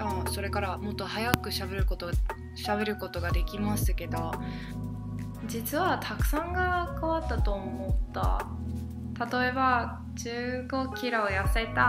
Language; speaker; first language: Japanese; non-native, learner; English